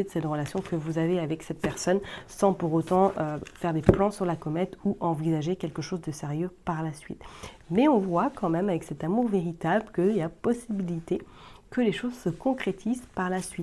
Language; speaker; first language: French; native; French